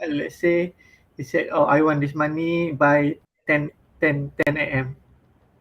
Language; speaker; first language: English; non-native, fluent; Malay